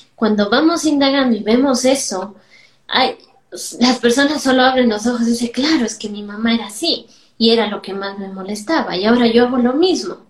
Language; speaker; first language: Spanish; native; Spanish